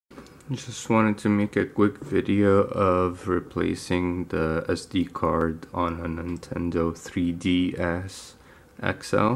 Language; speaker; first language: English; native; English